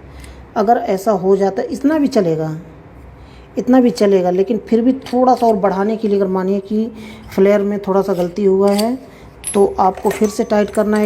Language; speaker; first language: Hindi; native; Hindi